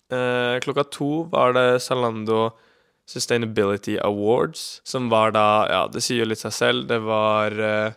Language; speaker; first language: Norwegian; native; Norwegian